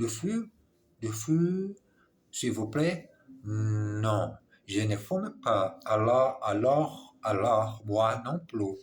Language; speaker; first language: French; non-native, learner; English